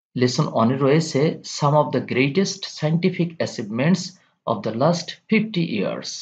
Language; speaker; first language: English; non-native, local second language; Bangla